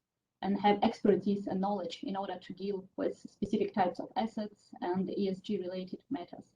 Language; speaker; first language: English; non-native, fluent; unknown